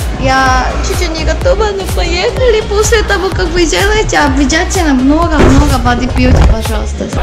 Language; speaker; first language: Russian; non-native, learner; Korean